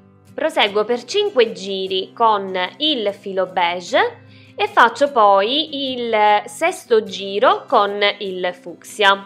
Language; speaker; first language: Italian; native; Italian